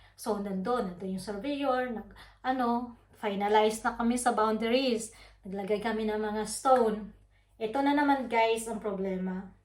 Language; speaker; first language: Filipino; non-native, local second language; Waray